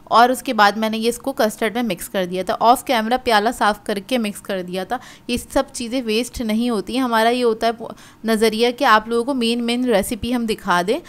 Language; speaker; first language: Hindi; native; Hindi